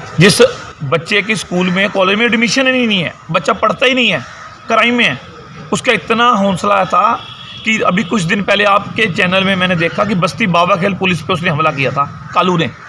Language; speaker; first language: Hindi; non-native, local second language; Punjabi